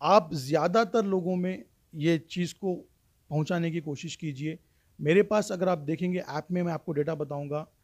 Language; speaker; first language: Hindi; non-native, local second language; Urdu